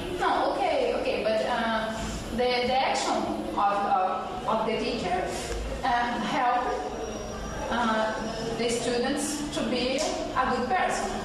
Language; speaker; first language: English; non-native, learner; Portuguese